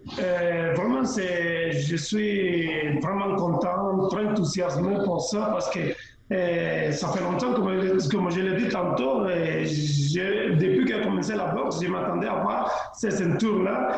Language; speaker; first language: French; non-native, local second language; Spanish